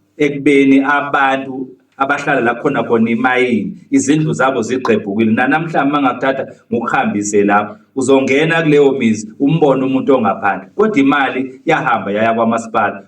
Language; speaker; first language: Zulu; native; Zulu